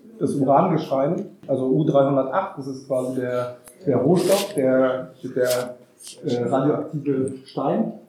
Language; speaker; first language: German; native; German